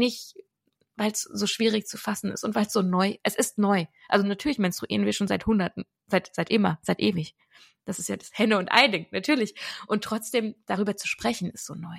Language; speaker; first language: German; native; German